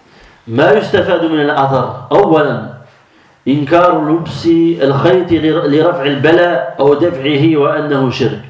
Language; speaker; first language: Arabic; non-native, fluent; French